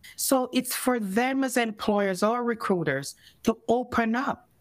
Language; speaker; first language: English; native; English